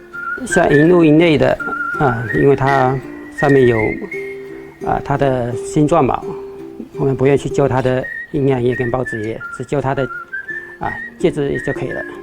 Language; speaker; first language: Chinese; native; Chinese